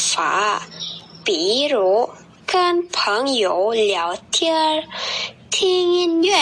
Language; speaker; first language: Chinese; non-native, learner; Indonesian